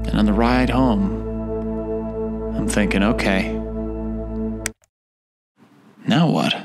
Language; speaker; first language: English; native; English